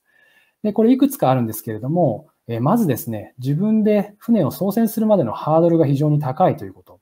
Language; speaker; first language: Japanese; native; Japanese